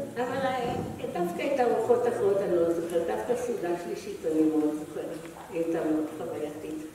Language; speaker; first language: Hebrew; native; Hebrew